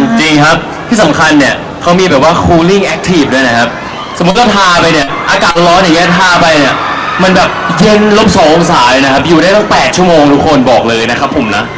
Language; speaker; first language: Thai; native; Thai